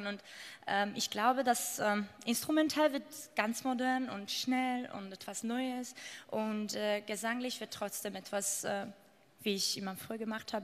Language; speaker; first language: German; non-native, fluent; Georgian